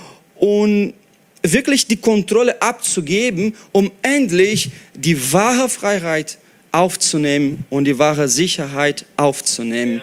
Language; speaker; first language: German; non-native, fluent; Portuguese